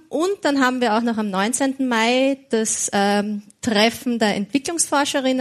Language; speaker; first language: German; native; German